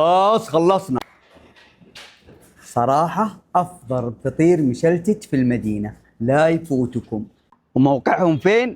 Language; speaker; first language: Arabic; native; Arabic